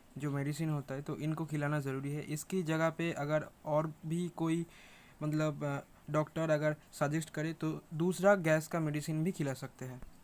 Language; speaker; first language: Hindi; native; Hindi